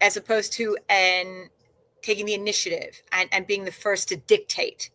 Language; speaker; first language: English; native; English